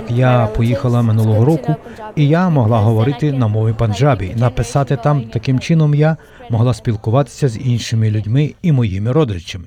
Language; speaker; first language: Ukrainian; native; Ukrainian